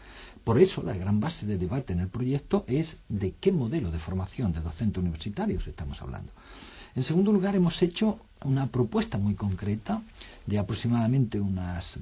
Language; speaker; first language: Spanish; native; Spanish